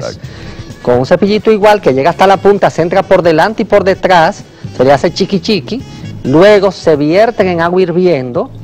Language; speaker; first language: Spanish; native; Spanish